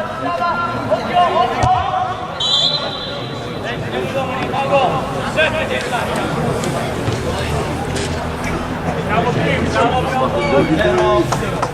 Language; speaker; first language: Italian; native; Italian